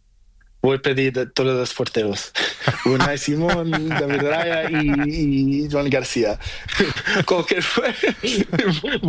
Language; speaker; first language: Spanish; non-native, learner; Portuguese